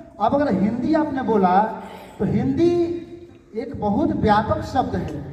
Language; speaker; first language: Hindi; native; Hindi